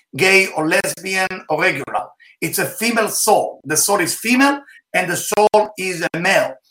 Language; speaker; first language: English; non-native, fluent; Hebrew